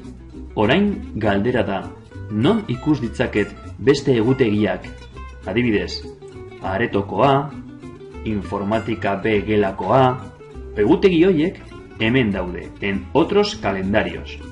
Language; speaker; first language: Basque; non-native, local second language; Spanish